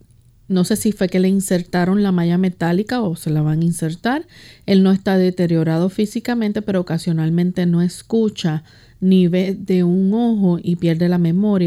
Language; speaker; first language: Spanish; native; Spanish